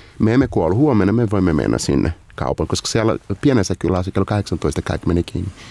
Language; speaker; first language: Finnish; non-native, learner; Portuguese